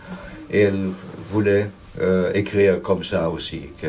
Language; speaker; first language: French; non-native, fluent; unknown